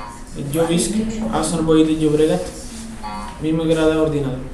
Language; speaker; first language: Catalan; non-native, learner; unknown